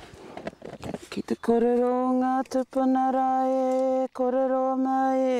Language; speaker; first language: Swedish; non-native, fluent; Māori